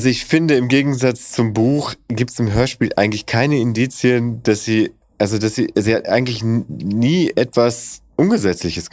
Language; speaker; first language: German; native; German